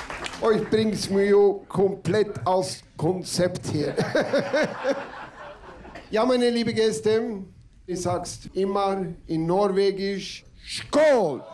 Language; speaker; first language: German; non-native, learner; Norwegian